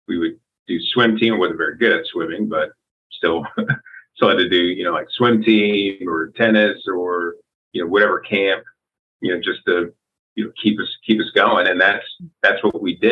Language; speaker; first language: English; native; English